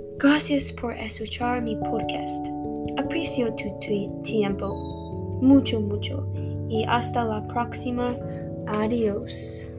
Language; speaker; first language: Spanish; non-native, learner; English